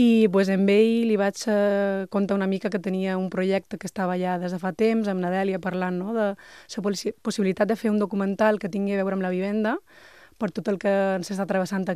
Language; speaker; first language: Catalan; non-native, local second language; Spanish